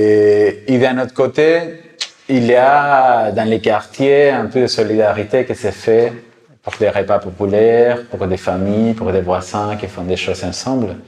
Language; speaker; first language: French; non-native, fluent; Spanish